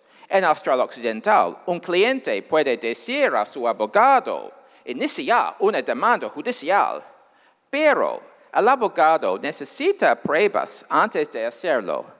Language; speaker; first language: Spanish; non-native, fluent; English